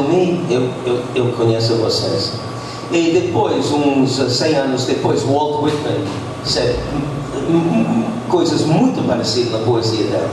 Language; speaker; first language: Portuguese; non-native, fluent; English